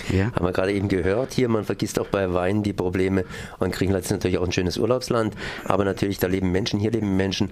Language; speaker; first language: German; native; German